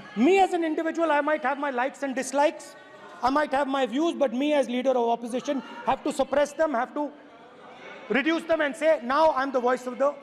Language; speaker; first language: English; non-native, local second language; Hindi